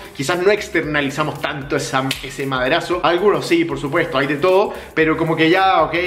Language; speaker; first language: Spanish; native; Spanish